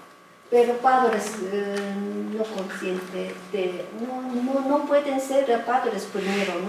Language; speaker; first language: Spanish; non-native, fluent; Japanese